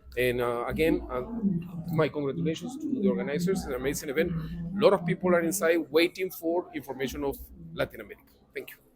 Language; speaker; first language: English; non-native, fluent; Spanish